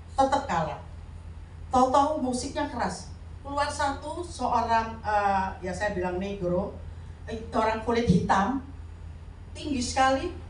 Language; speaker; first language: Indonesian; native; Indonesian